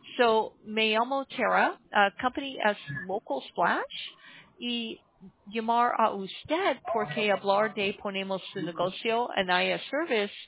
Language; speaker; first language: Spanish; non-native, learner; English